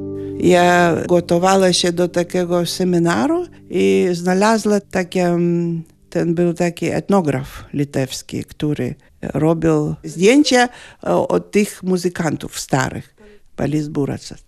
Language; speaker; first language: Polish; non-native, learner; Lithuanian